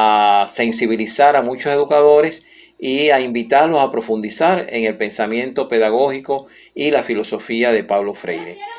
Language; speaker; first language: Spanish; native; Spanish